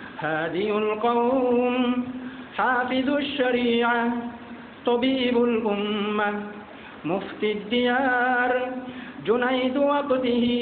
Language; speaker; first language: Arabic; non-native, fluent; Bangla